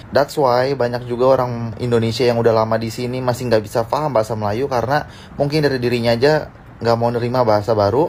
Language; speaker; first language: Indonesian; native; Indonesian